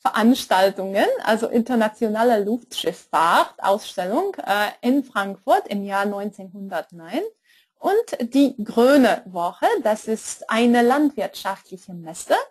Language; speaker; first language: German; non-native, fluent; Polish